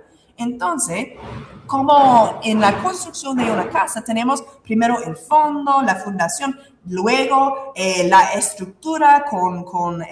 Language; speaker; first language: Spanish; non-native, fluent; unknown